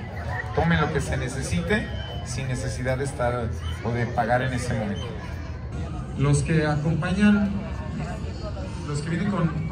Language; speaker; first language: Spanish; native; Spanish